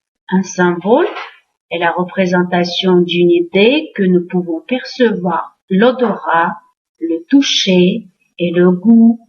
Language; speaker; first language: French; non-native, fluent; Uzbek